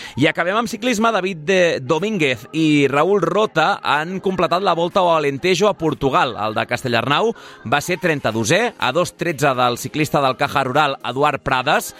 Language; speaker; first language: Catalan; native; Catalan